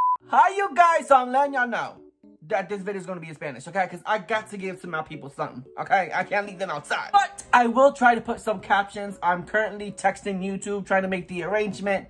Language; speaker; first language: English; early bilingual, other home language; Spanish